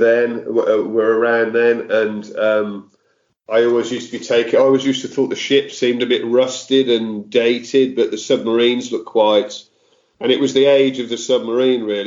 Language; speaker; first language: English; native; English